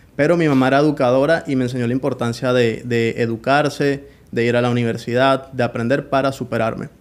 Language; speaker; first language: Spanish; native; Spanish